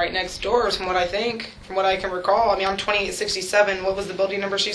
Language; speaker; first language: English; native; English